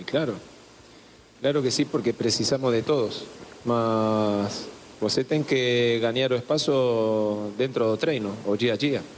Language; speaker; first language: Portuguese; non-native, learner; Spanish